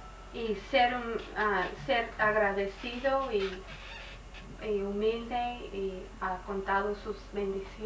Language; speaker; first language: Spanish; non-native, learner; English